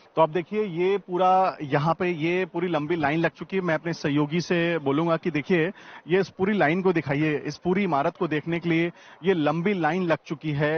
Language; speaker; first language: Hindi; native; Hindi